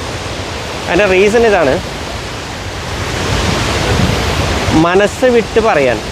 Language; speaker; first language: Malayalam; native; Malayalam